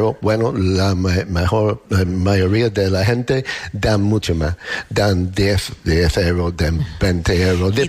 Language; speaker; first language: Spanish; non-native, learner; English